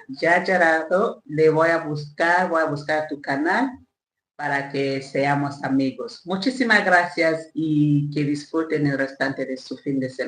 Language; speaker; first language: Spanish; non-native, learner; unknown